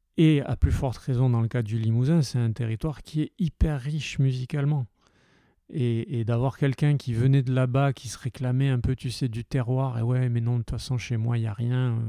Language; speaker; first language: French; early bilingual, heritage; French